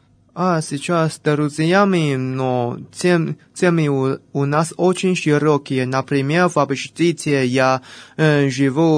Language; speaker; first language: Russian; non-native, fluent; Chinese